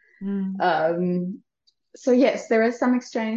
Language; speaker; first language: English; native; English